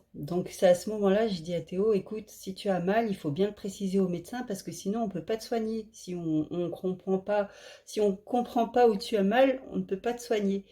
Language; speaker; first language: French; native; French